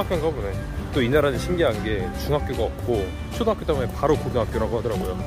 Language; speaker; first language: Korean; native; Korean